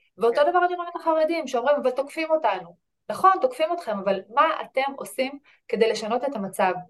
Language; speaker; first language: Hebrew; native; Hebrew